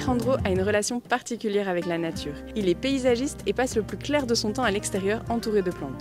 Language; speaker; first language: French; native; French